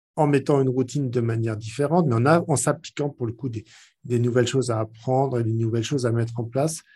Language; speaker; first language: French; native; French